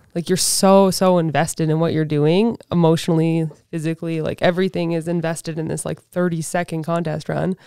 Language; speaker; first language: English; native; English